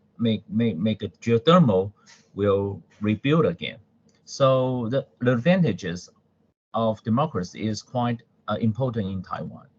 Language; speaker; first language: English; non-native, fluent; Chinese